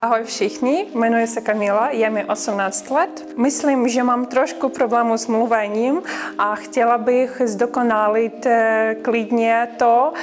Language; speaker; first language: Czech; non-native, learner; Ukrainian